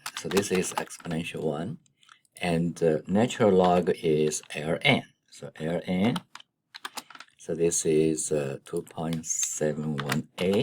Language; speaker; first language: English; non-native, fluent; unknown